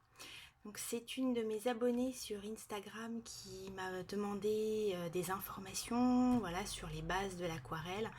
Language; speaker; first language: French; native; French